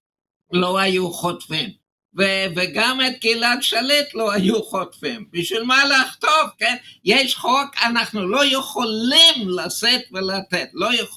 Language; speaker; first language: Hebrew; non-native, fluent; English